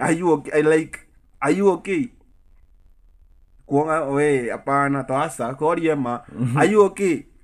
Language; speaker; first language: English; non-native, local second language; Swahili